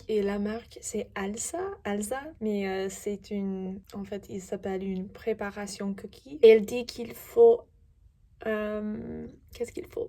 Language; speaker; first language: French; non-native, fluent; English